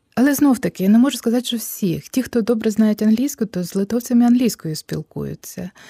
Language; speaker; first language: Ukrainian; early bilingual, heritage; Ukrainian